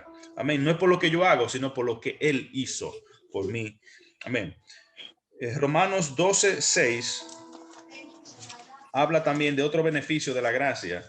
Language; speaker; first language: Spanish; native; Spanish